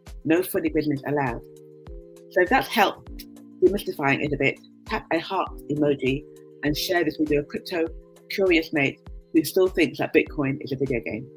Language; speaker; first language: English; native; English